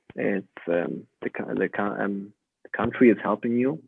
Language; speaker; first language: English; non-native, fluent; German